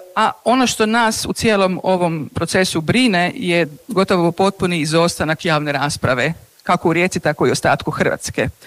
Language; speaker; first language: Croatian; native; Croatian